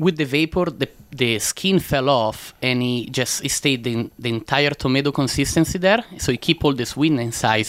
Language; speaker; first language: English; non-native, learner; Italian